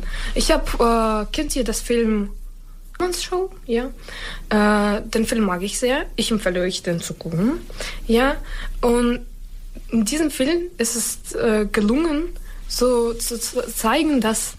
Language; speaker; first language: German; non-native, learner; Ukrainian